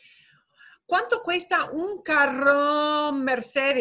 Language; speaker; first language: Spanish; non-native, fluent; English